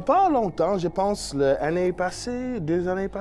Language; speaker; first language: French; non-native, learner; English